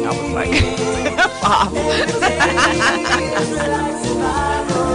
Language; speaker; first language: English; native; English